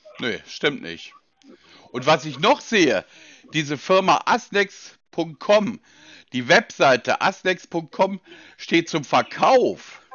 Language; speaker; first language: German; native; German